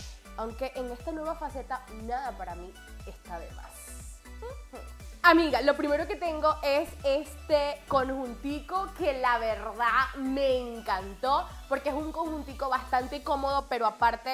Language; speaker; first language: Spanish; native; Spanish